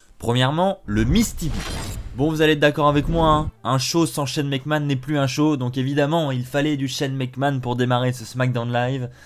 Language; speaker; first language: French; native; French